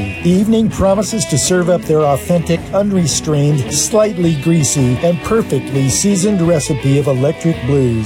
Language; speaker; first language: English; native; English